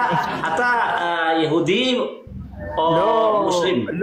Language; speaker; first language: Hebrew; non-native, learner; Indonesian